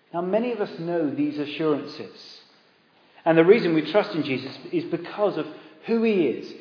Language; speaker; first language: English; native; English